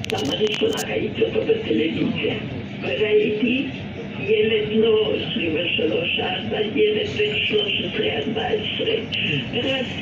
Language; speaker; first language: Hebrew; non-native, fluent; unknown